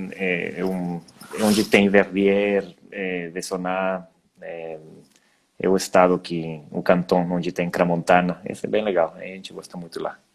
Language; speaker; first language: Portuguese; non-native, fluent; Spanish